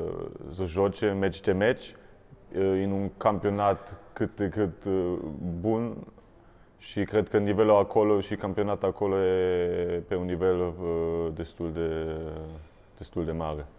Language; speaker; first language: Romanian; early bilingual, heritage; German